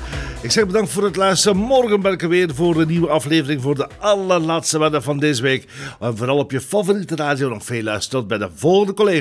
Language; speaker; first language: Dutch; native; Dutch